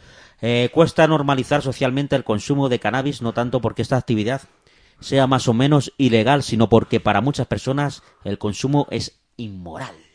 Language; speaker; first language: Spanish; native; Spanish